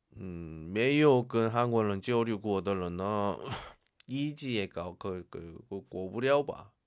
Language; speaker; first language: Chinese; non-native, learner; Korean